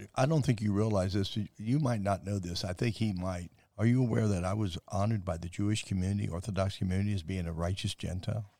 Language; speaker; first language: English; native; English